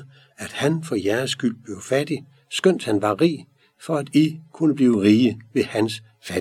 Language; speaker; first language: Danish; native; Danish